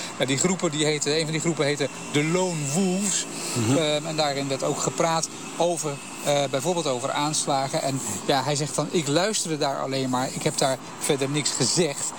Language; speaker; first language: Dutch; native; Dutch